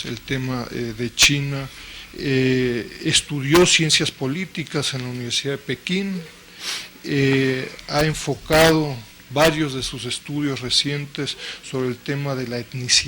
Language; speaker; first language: Spanish; native; Spanish